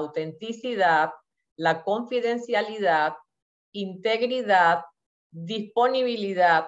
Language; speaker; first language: Spanish; native; Spanish